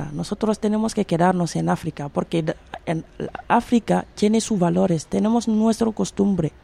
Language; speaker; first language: Spanish; non-native, fluent; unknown